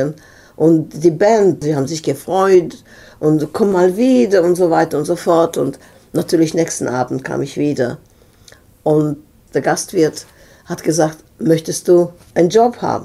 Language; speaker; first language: German; non-native, fluent; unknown